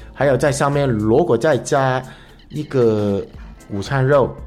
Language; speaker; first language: Chinese; non-native, local second language; Cantonese